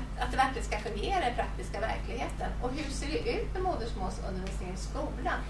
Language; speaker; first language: Swedish; native; Swedish